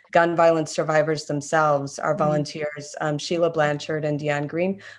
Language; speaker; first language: English; native; English